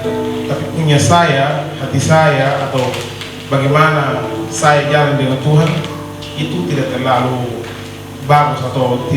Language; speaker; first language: Indonesian; non-native, learner; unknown